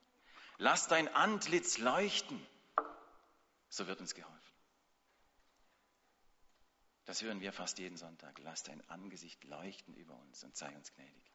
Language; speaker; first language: German; native; German